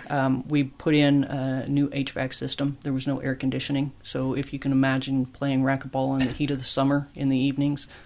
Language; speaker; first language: English; native; English